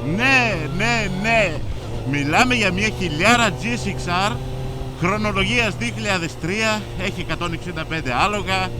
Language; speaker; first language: Greek; early bilingual, heritage; Greek